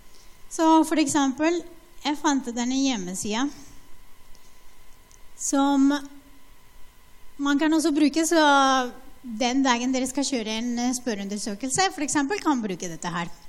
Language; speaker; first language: Norwegian; non-native, fluent; Spanish